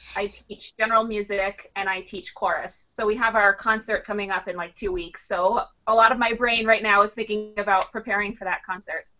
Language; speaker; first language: English; native; English